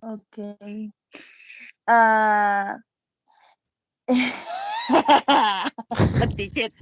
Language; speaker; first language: English; non-native, learner; Spanish